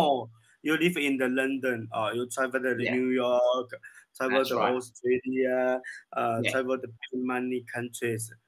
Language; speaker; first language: English; non-native, learner; Chinese